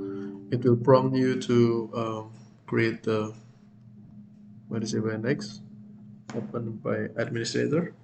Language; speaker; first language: English; non-native, fluent; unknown